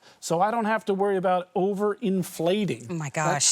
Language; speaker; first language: English; native; English